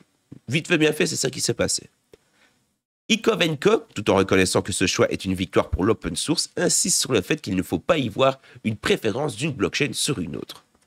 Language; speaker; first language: French; native; French